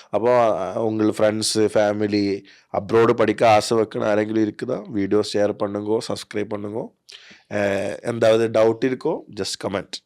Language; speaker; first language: Tamil; non-native, learner; Malayalam